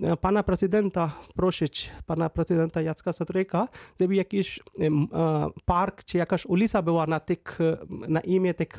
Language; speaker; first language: Polish; non-native, fluent; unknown